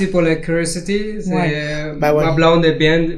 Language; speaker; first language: French; non-native, learner; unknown